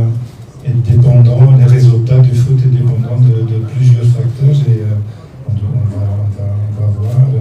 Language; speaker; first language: French; non-native, learner; Dutch